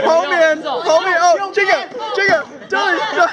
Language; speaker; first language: Chinese; non-native, learner; English